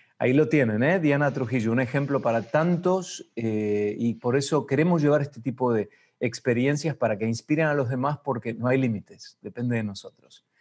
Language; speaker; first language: Spanish; native; Spanish